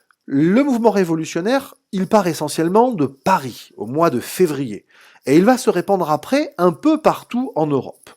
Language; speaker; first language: French; native; French